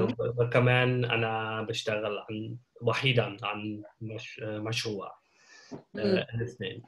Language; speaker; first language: Arabic; non-native, learner; Dutch